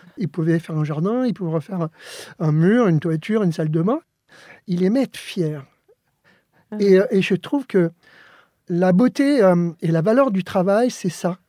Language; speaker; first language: French; early bilingual, other home language; Spanish